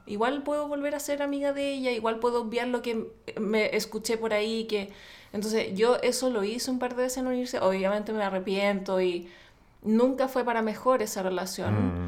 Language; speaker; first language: Spanish; native; Spanish